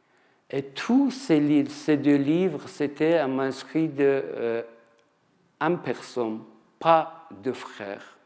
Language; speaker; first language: French; non-native, fluent; Persian